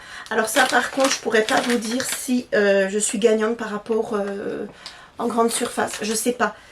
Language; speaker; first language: French; native; French